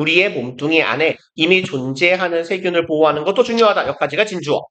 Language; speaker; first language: Korean; native; Korean